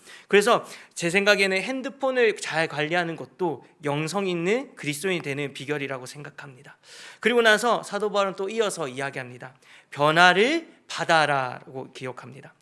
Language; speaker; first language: Korean; native; Korean